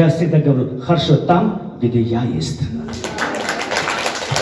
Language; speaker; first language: Russian; non-native, fluent; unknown